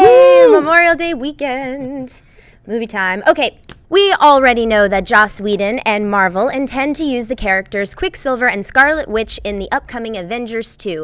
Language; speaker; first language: English; native; English